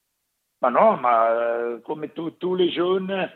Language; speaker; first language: French; non-native, learner; Italian